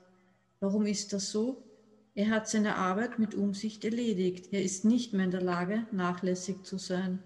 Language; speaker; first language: German; native; German